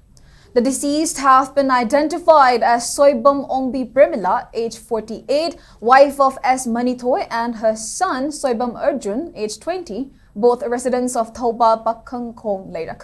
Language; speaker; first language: English; non-native, local second language; Manipuri